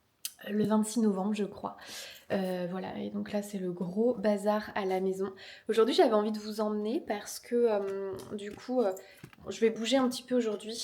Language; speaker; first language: French; native; French